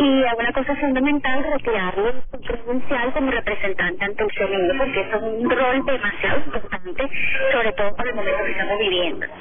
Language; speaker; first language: Spanish; native; Spanish